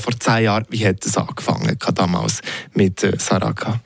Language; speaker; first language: German; native; German